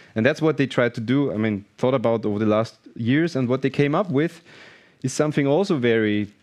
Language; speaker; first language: English; non-native, fluent; German